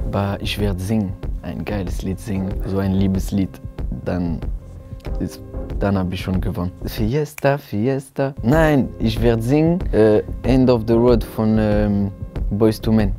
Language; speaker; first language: German; non-native, learner; French